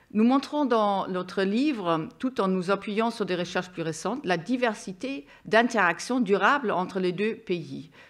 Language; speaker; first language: French; non-native, fluent; German